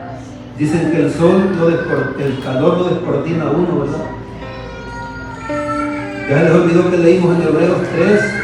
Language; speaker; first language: Spanish; native; Spanish